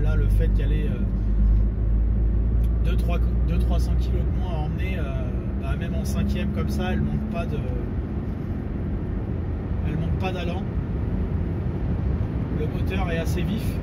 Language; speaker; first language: French; native; French